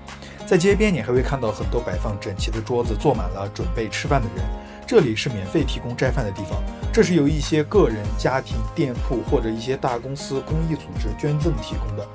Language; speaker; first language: Chinese; native; Chinese